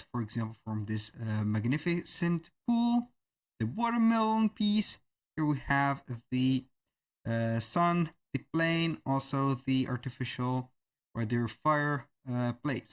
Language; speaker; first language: English; non-native, fluent; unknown